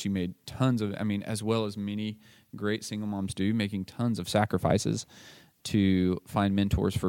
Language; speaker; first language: English; native; English